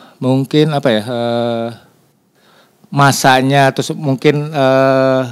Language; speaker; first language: Indonesian; native; Indonesian